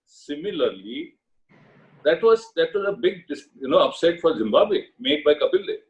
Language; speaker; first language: English; non-native, local second language; Hindi